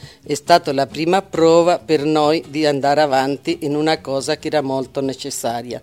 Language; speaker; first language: Italian; early bilingual, heritage; Italian